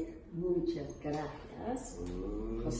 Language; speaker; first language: Spanish; non-native, learner; English